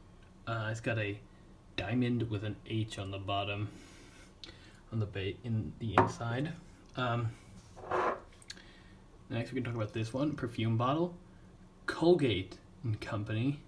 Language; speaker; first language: English; native; English